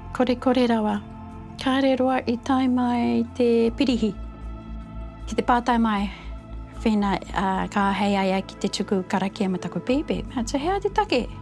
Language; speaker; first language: Māori; native; Māori